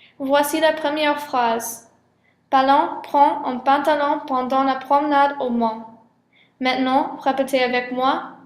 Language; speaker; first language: French; non-native, learner; English